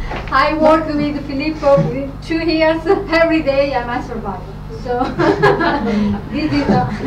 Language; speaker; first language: English; non-native, fluent; Italian